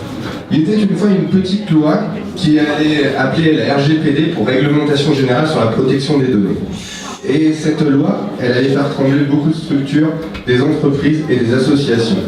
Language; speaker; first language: French; native; French